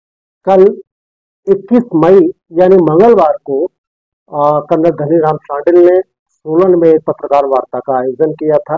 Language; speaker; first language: Hindi; native; Hindi